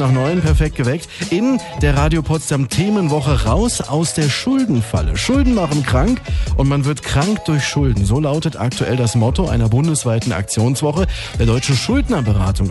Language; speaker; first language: German; native; German